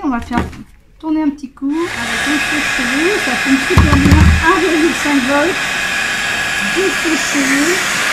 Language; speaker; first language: French; native; French